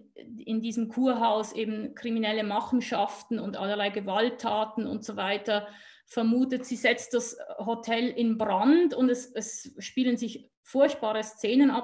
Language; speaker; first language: German; native; German